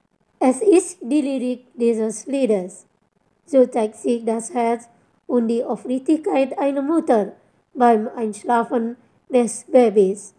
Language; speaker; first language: German; non-native, fluent; Indonesian